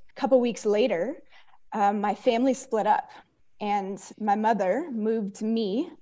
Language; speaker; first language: English; native; English